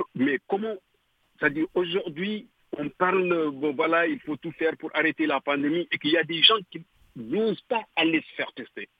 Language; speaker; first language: French; non-native, local second language; Fula